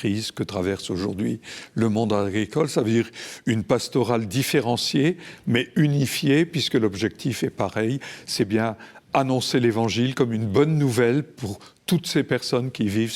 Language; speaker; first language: French; native; French